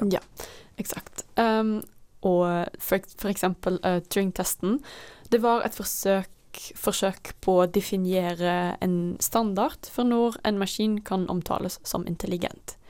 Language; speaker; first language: Norwegian; non-native, fluent; Dutch